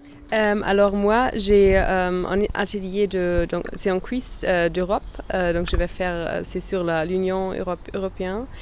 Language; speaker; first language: French; non-native, learner; German